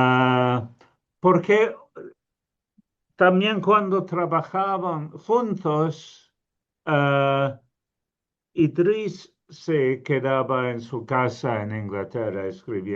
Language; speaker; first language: Spanish; non-native, fluent; English